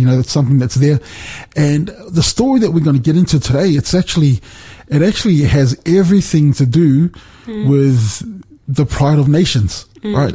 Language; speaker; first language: English; native; English